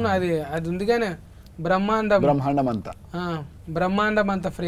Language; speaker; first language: Telugu; native; Telugu